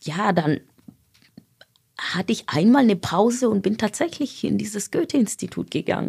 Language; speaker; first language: German; non-native, fluent; Swahili